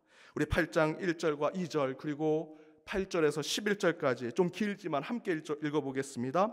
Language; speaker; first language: Korean; native; Korean